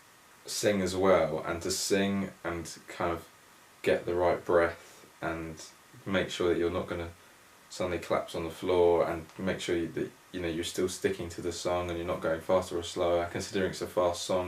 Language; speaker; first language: English; native; English